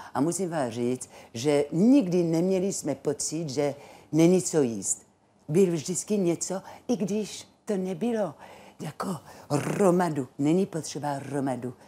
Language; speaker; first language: Czech; non-native, fluent; French